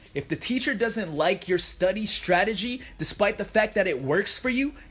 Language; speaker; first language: English; early bilingual, other home language; Japanese